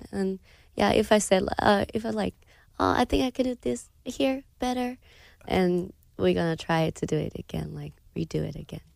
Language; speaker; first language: English; non-native, fluent; Thai